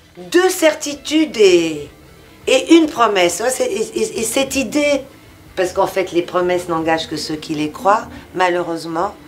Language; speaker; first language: French; early bilingual, other home language; Portuguese